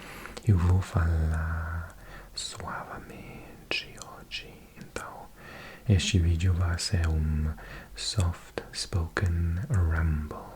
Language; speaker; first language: Portuguese; non-native, fluent; English